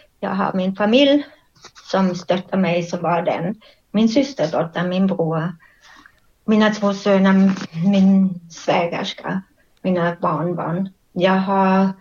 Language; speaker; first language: Swedish; non-native, fluent; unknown